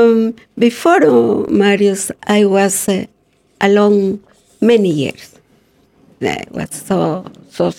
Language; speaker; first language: English; non-native, learner; Spanish